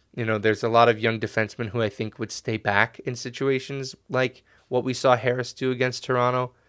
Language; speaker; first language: English; native; English